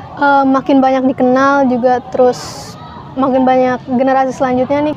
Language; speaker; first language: Indonesian; native; Indonesian